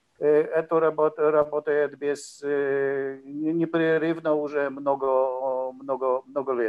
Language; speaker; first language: Russian; non-native, learner; Polish